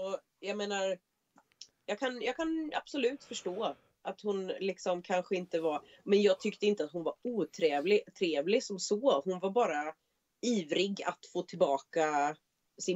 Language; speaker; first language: Swedish; native; Swedish